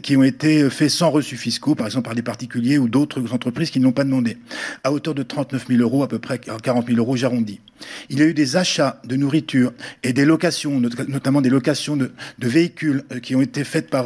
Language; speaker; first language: French; native; French